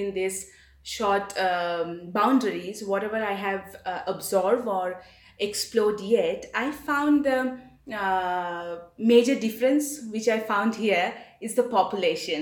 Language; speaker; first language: English; non-native, local second language; Bangla